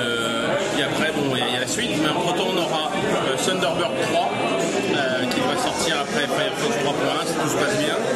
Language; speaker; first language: French; native; French